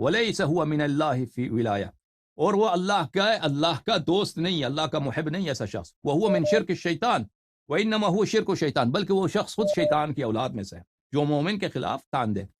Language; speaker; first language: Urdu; non-native, fluent; Persian